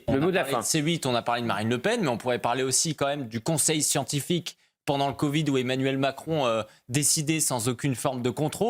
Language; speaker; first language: French; native; French